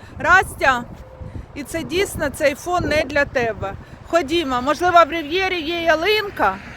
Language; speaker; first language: Ukrainian; non-native, local second language; Russian